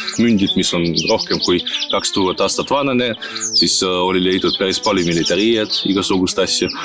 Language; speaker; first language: Estonian; non-native, local second language; Russian